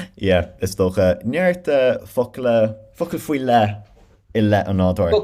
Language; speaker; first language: Irish; native; Irish